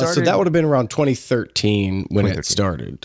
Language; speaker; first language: English; native; English